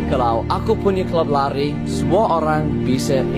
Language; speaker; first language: Indonesian; non-native, fluent; English